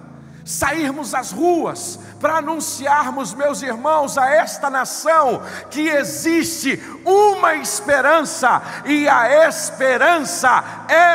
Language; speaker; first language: Portuguese; native; Portuguese